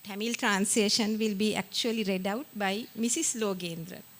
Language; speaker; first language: English; non-native, local second language; Sinhala